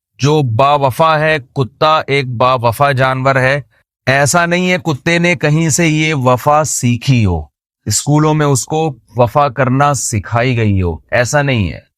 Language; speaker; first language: Urdu; native; Urdu